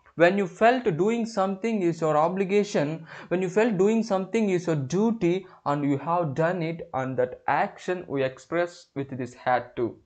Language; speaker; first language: English; non-native, local second language; Telugu